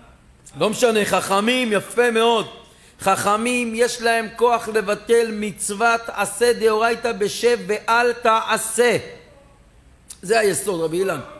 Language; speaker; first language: Hebrew; native; Hebrew